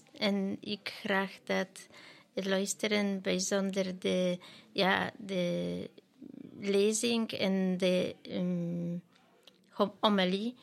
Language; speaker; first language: Dutch; non-native, fluent; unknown